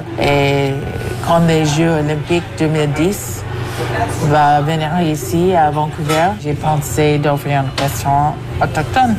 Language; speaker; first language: French; non-native, local second language; English